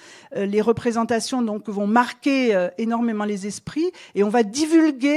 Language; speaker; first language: French; native; French